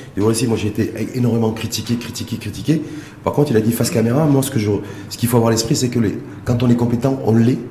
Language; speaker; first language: French; non-native, local second language; Arabic